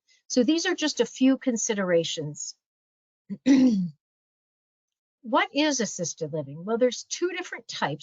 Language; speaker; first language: English; native; English